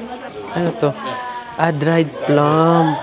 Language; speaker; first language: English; non-native, local second language; Filipino